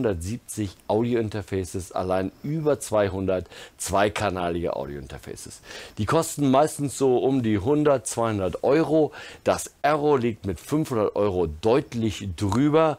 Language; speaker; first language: German; native; German